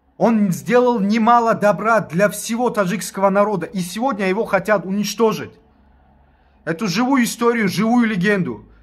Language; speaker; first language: Russian; non-native, local second language; Tajik